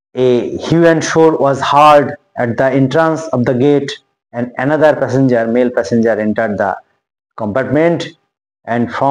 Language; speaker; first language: English; non-native, local second language; Bangla